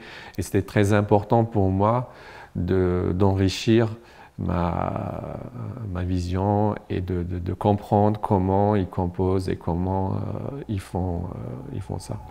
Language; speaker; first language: French; non-native, local second language; Arabic